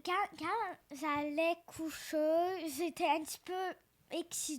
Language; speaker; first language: French; early bilingual, other home language; Ukrainian